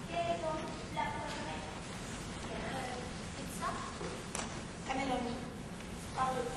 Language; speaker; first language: French; non-native, learner; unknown